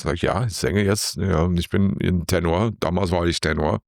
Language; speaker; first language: German; non-native, learner; English